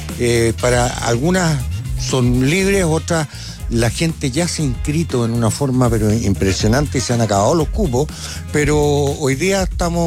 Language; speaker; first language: Spanish; native; Spanish